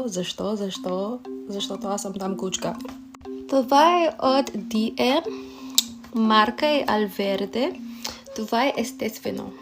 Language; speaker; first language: Bulgarian; non-native, learner; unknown